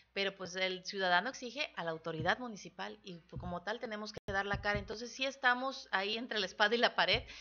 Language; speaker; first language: Spanish; native; Spanish